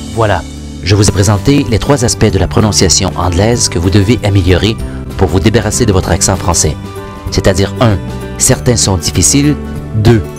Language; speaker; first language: French; native; French